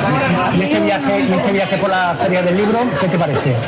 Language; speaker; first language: Spanish; native; Spanish